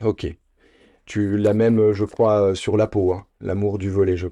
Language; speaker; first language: French; native; French